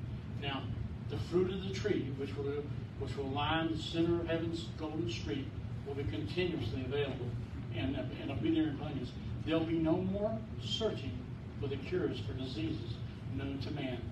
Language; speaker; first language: English; native; English